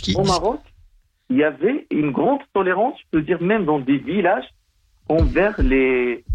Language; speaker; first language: French; non-native, local second language; Arabic